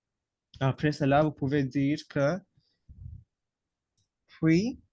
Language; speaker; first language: French; non-native, fluent; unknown